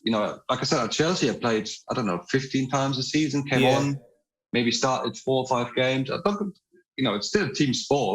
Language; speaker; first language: English; non-native, fluent; German